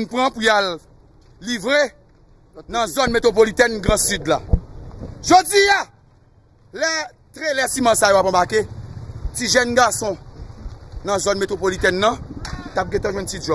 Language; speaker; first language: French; non-native, local second language; Haitian Creole